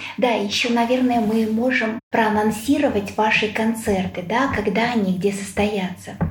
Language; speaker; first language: Russian; native; Russian